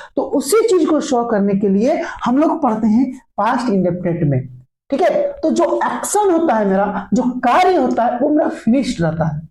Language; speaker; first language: Hindi; native; Hindi